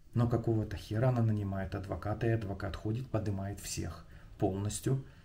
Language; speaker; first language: Russian; non-native, local second language; Ukrainian